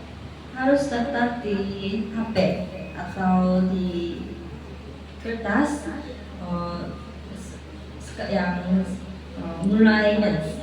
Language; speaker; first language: Indonesian; non-native, learner; Korean